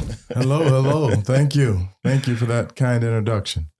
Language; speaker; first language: English; native; English